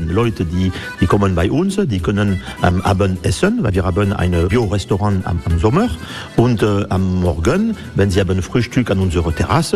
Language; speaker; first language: German; non-native, fluent; French